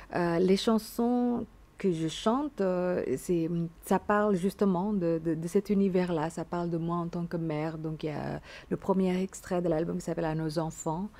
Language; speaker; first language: French; non-native, fluent; Indonesian